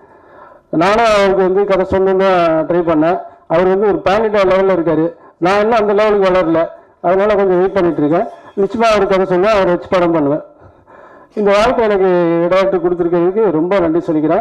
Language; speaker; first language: Tamil; native; Tamil